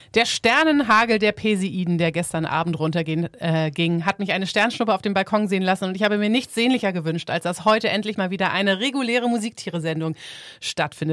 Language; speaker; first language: German; native; German